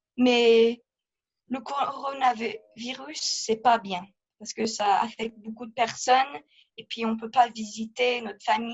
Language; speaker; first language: French; early bilingual, heritage; French